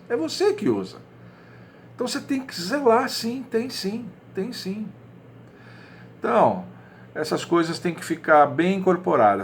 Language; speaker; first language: Portuguese; native; Portuguese